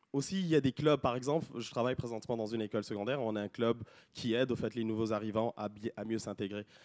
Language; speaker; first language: French; non-native, local second language; Lingala